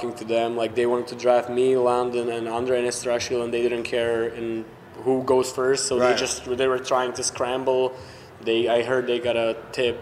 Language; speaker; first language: English; non-native, fluent; Slovak